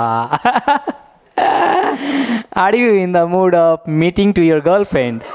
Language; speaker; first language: English; non-native, fluent; Hindi